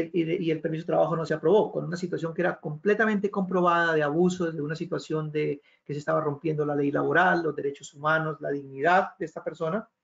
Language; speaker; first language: Spanish; native; Spanish